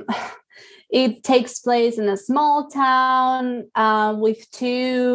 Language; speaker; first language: English; non-native, fluent; Spanish